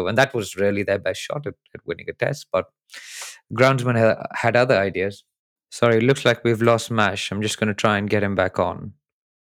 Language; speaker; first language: English; non-native, local second language; Hindi